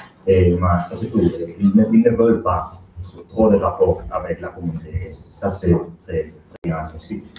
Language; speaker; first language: French; non-native, learner; Spanish